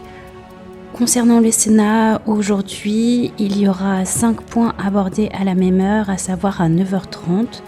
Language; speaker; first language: French; native; French